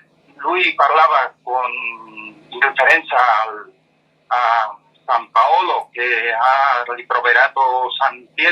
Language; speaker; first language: Italian; non-native, learner; Spanish